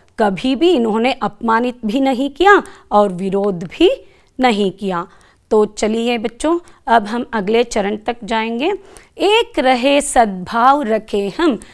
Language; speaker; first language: Hindi; non-native, local second language; Kannada